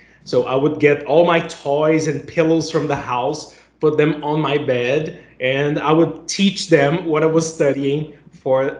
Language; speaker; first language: English; non-native, fluent; Portuguese